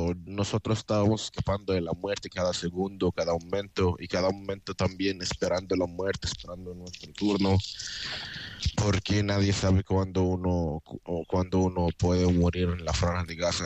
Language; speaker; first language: Spanish; non-native, fluent; Arabic